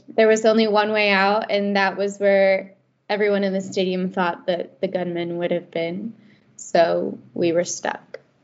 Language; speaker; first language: English; native; English